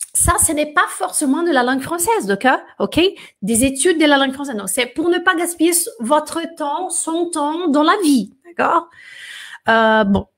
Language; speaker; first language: French; non-native, fluent; Portuguese